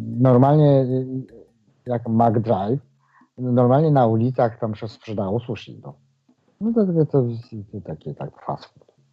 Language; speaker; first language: Polish; non-native, fluent; Japanese